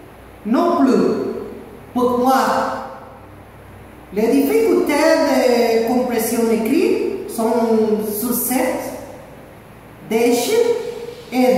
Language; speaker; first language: French; non-native, learner; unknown